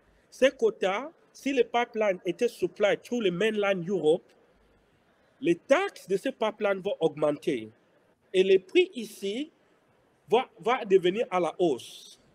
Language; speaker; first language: French; non-native, local second language; Lingala